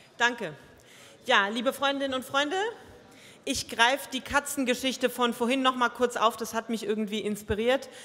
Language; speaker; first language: German; early bilingual, other home language; Croatian